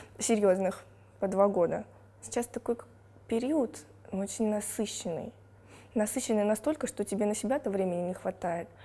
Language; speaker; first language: Russian; native; Russian